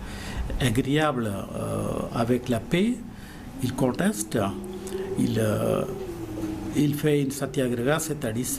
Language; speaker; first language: French; non-native, learner; Malayalam